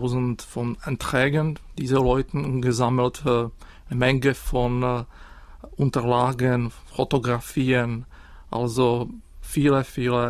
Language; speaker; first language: German; non-native, fluent; Czech